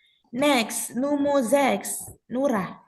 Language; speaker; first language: German; non-native, learner; Indonesian